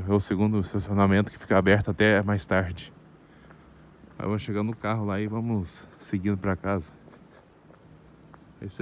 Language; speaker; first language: Portuguese; native; Portuguese